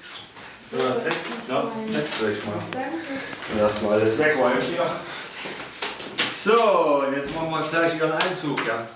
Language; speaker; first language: German; native; German